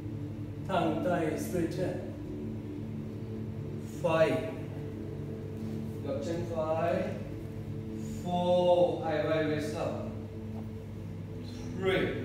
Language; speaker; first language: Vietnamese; non-native, learner; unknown